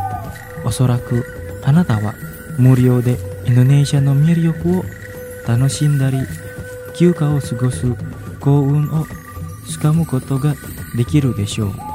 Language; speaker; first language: Japanese; non-native, fluent; Indonesian